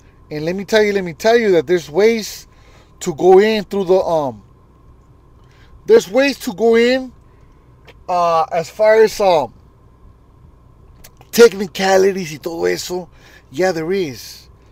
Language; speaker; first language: English; early bilingual, other home language; Spanish